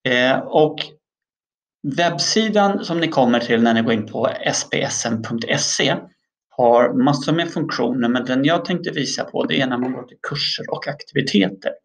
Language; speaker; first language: Swedish; native; Swedish